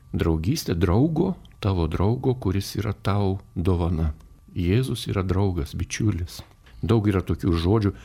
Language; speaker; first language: Lithuanian; native; Lithuanian